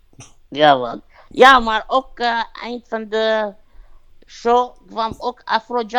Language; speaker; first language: Dutch; non-native, fluent; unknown